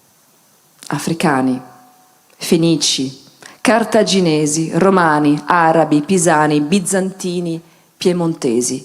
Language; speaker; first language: Italian; native; Italian